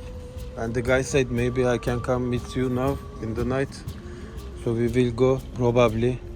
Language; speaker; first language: English; non-native, learner; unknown